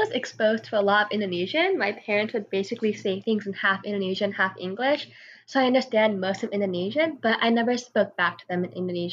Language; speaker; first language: English; native; English